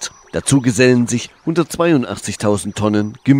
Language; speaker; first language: German; native; German